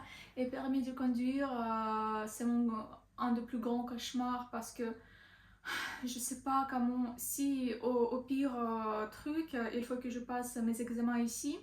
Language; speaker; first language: French; non-native, learner; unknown